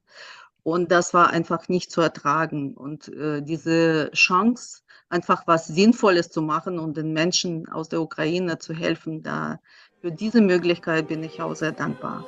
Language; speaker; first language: German; non-native, fluent; Russian